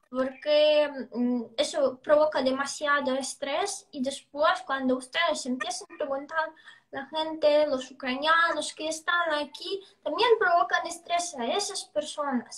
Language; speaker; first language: Spanish; non-native, fluent; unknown